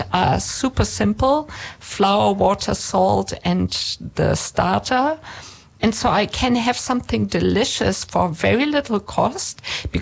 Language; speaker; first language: English; non-native, fluent; German